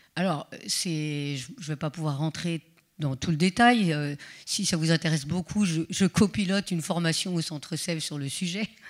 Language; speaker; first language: French; native; French